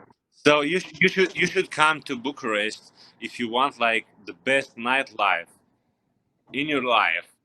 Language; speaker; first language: English; non-native, learner; Romanian